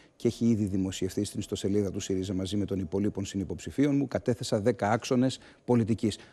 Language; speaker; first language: Greek; native; Greek